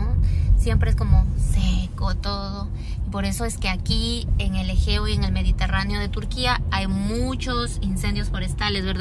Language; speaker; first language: Spanish; native; Spanish